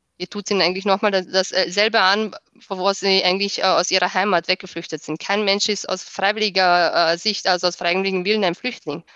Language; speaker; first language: German; early bilingual, other home language; Bosnian